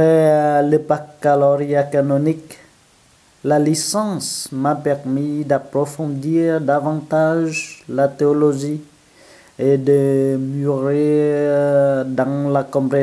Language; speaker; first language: French; non-native, fluent; Vietnamese